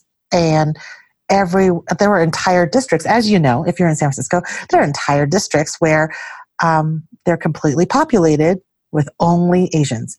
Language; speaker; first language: English; early bilingual, other home language; Chinese